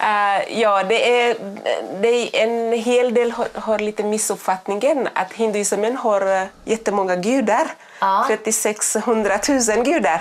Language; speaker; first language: Swedish; non-native, fluent; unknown